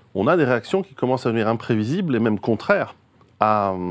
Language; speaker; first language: French; native; French